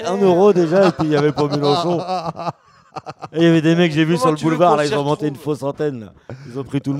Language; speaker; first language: French; native; French